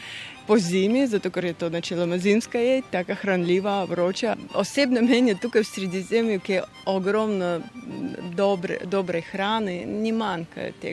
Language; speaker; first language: Slovenian; non-native, fluent; Russian